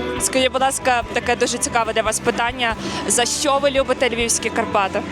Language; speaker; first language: Ukrainian; native; Ukrainian